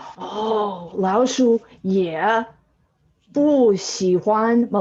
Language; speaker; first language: Chinese; non-native, fluent; English